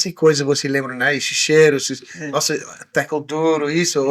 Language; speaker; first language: Portuguese; non-native, learner; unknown